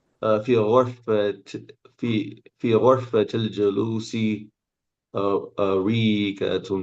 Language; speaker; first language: Arabic; non-native, learner; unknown